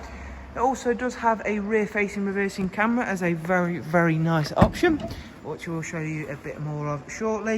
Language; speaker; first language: English; native; English